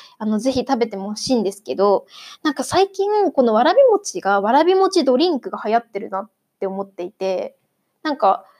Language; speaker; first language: Japanese; native; Japanese